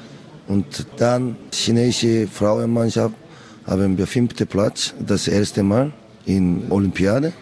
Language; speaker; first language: German; non-native, learner; Korean